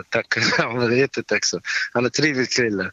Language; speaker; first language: Swedish; non-native, fluent; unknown